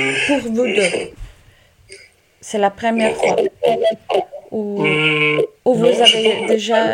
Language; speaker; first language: French; non-native, learner; Italian